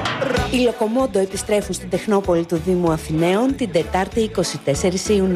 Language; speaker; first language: Greek; native; Greek